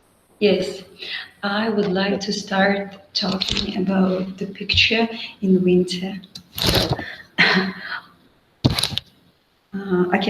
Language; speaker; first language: English; non-native, learner; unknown